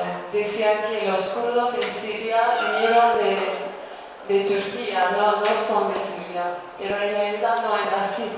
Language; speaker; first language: Spanish; non-native, fluent; Kurdish